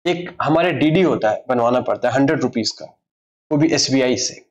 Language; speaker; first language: Hindi; native; Hindi